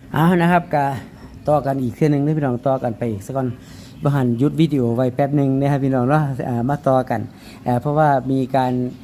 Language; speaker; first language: Thai; native; Thai